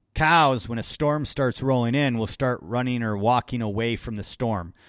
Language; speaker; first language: English; native; English